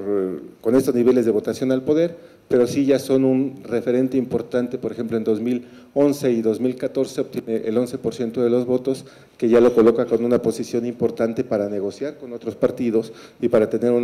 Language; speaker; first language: Spanish; native; Spanish